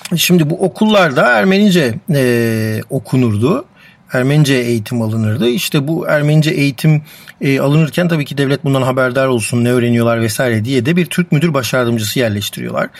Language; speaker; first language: Turkish; non-native, local second language; Armenian